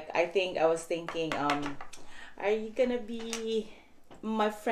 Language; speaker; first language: English; non-native, local second language; Cebuano